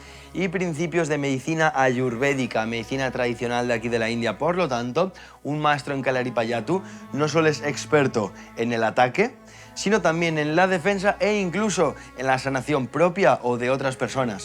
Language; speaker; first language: Spanish; native; Spanish